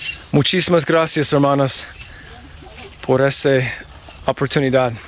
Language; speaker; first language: Spanish; non-native, learner; English